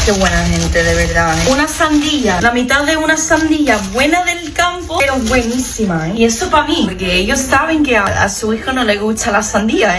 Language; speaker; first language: Spanish; non-native, fluent; English